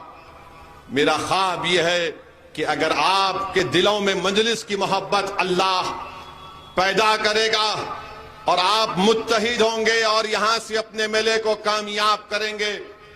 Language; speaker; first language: Urdu; native; Urdu